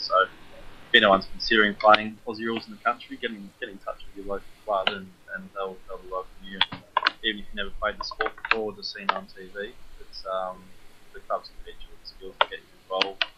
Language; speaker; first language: English; native; English